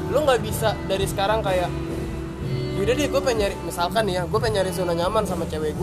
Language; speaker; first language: Indonesian; native; Indonesian